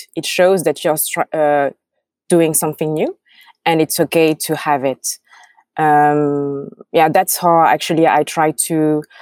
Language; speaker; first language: English; non-native, fluent; French